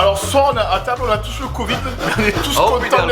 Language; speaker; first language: French; native; French